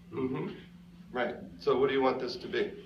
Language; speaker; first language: English; native; English